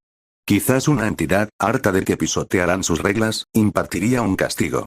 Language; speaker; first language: Spanish; native; Spanish